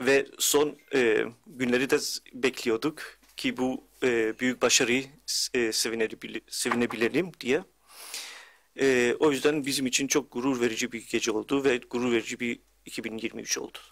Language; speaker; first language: Turkish; early bilingual, heritage; Turkish